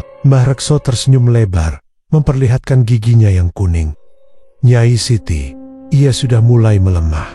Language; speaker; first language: Indonesian; native; Indonesian